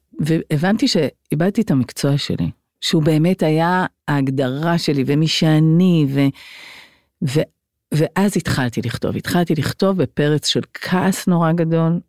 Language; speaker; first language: Hebrew; native; Hebrew